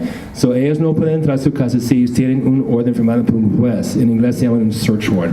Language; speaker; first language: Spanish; non-native, fluent; English